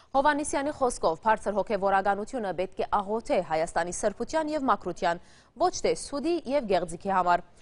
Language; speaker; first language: Armenian; early bilingual, heritage; Armenian